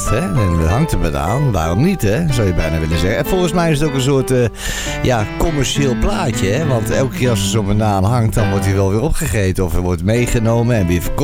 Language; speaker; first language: Dutch; native; Dutch